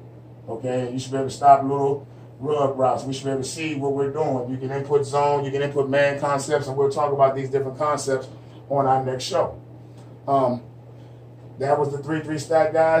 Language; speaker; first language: English; native; English